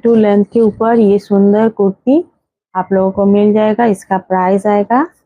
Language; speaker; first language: Hindi; non-native, local second language; Bangla